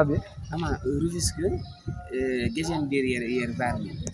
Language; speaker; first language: Turkish; non-native, learner; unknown